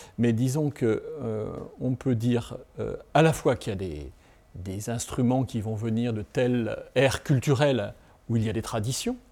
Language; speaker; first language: French; native; French